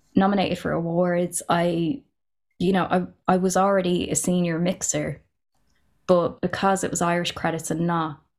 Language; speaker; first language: English; native; English